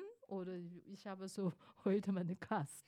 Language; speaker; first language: German; non-native, fluent; Chinese